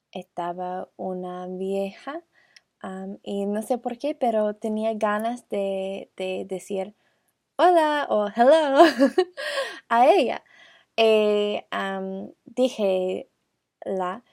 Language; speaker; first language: Spanish; non-native, learner; English